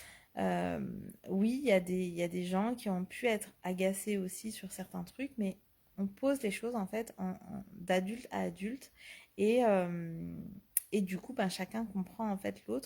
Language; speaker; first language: French; native; French